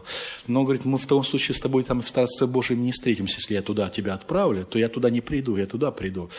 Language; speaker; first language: Russian; native; Russian